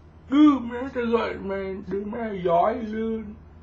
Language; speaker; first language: Vietnamese; early bilingual, other home language; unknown